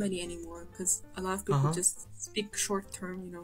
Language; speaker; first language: English; non-native, fluent; German